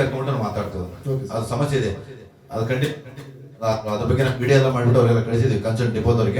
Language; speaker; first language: Kannada; native; Kannada